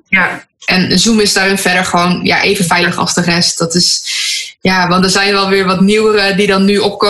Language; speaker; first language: Dutch; native; Dutch